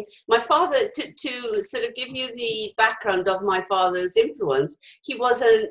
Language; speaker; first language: English; native; English